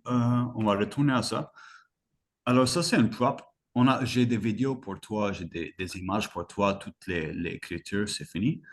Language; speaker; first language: French; non-native, fluent; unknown